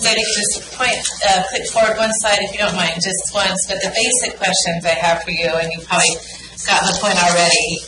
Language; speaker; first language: English; native; English